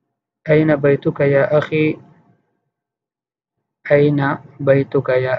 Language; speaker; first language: Arabic; non-native, fluent; Urdu